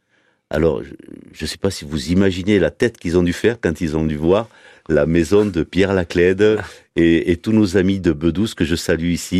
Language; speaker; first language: French; native; French